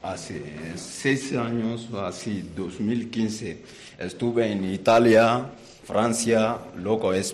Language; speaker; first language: Spanish; non-native, learner; Bambara